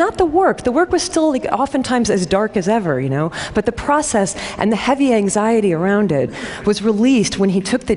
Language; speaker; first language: English; native; English